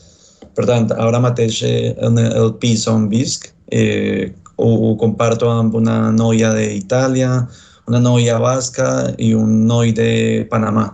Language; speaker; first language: Catalan; non-native, fluent; Spanish